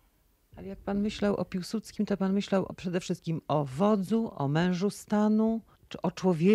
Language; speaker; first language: Polish; native; Polish